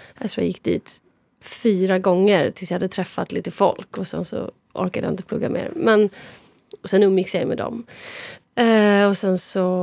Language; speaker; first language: Swedish; native; Swedish